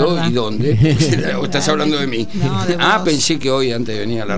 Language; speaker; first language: Spanish; native; Spanish